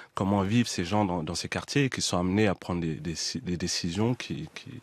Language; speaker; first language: French; native; French